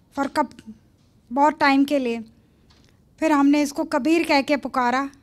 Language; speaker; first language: Hindi; native; Hindi